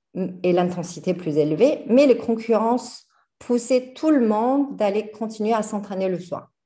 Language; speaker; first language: French; non-native, fluent; Chinese